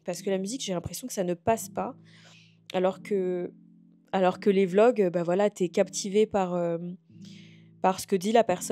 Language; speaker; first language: French; native; French